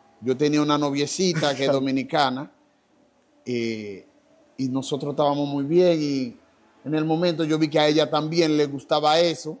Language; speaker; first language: Spanish; non-native, fluent; Haitian Creole